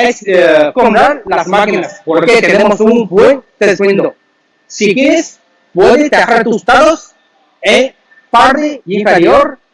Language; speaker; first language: Spanish; non-native, learner; Chinese